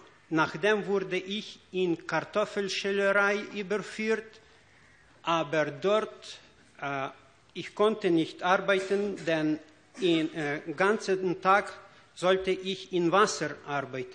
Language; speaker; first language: German; non-native, fluent; Ukrainian